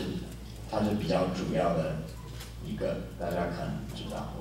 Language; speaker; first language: Chinese; non-native, fluent; English